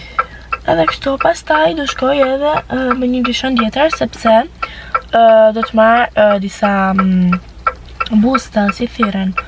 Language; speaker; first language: Albanian; early bilingual, heritage; Albanian